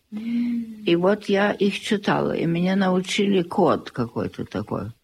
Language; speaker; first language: Russian; early bilingual, heritage; Russian